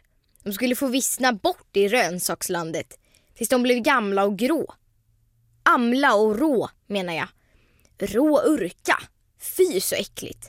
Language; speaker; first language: Swedish; native; Swedish